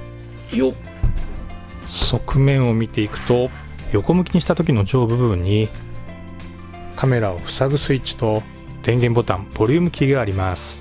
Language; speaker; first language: Japanese; native; Japanese